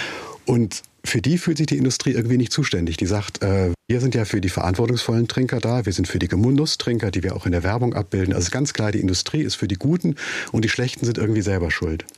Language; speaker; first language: German; native; German